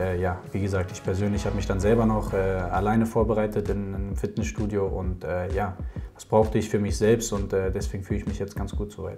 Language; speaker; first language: German; native; German